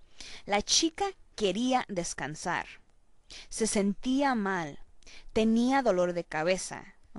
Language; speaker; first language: Spanish; non-native, learner; English